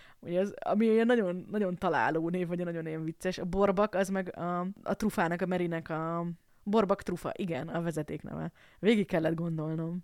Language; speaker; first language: Hungarian; native; Hungarian